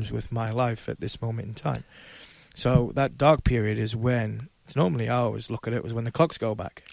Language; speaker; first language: English; native; English